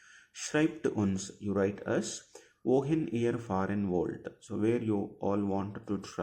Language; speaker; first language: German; non-native, fluent; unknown